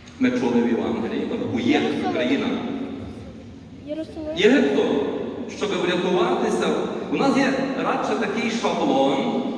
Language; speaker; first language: Ukrainian; native; Ukrainian